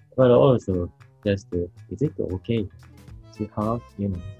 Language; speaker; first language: English; non-native, learner; Japanese